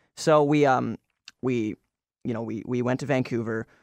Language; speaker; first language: English; native; English